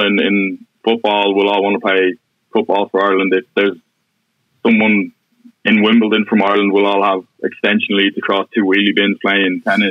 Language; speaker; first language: English; native; English